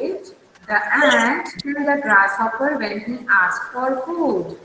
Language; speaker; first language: English; non-native, local second language; Hindi